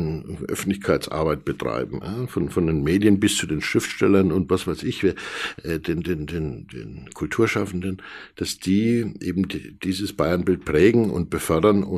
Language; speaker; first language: German; native; German